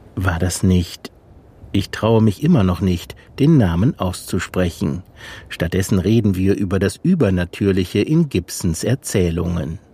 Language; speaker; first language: German; native; German